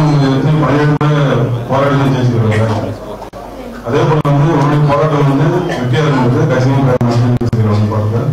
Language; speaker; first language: Tamil; native; Tamil